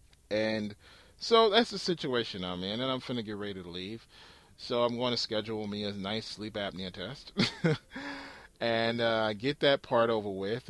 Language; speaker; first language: English; native; English